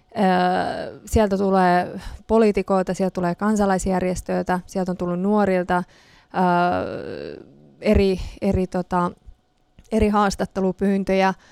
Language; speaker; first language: Finnish; early bilingual, other home language; Persian